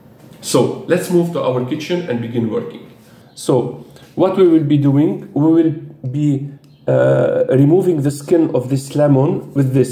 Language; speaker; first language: English; non-native, fluent; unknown